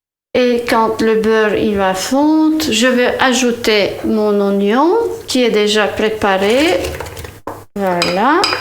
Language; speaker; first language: French; non-native, fluent; Turkish